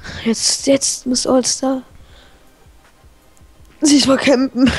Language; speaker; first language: German; native; German